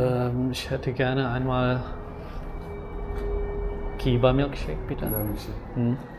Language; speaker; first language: German; non-native, learner; Filipino